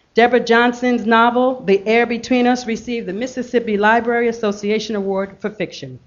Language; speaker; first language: English; native; English